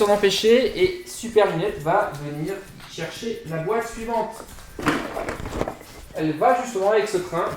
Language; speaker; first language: French; native; French